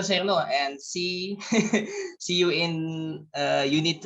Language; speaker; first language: English; non-native, learner; Indonesian